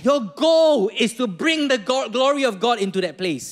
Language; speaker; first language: English; native; English